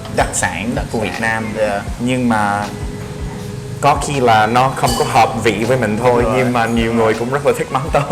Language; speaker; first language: Vietnamese; non-native, fluent; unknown